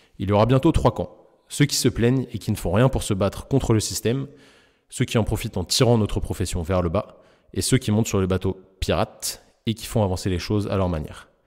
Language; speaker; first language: French; native; French